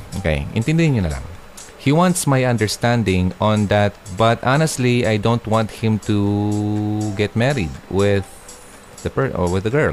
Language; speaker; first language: English; non-native, local second language; Filipino